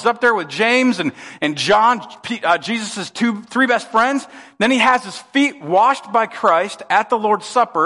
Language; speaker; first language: English; native; English